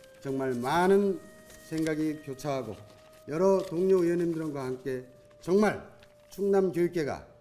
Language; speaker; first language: Korean; native; Korean